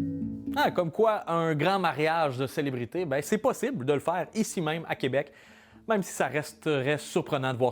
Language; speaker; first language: French; native; French